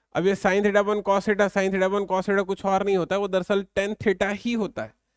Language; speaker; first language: Hindi; native; Hindi